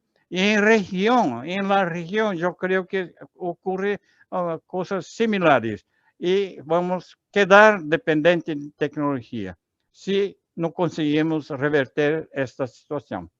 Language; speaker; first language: Spanish; non-native, learner; Portuguese